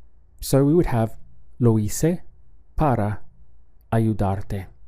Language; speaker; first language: Spanish; non-native, fluent; English